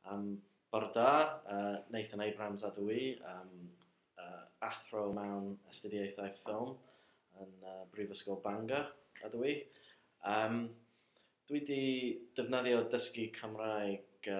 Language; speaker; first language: Welsh; non-native, fluent; English